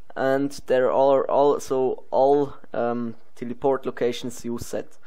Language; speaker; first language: English; non-native, learner; Swiss German